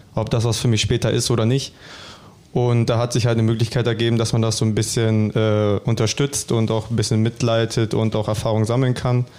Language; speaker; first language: German; native; German